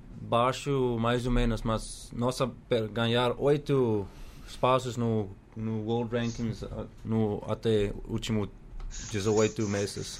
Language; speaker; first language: Portuguese; non-native, learner; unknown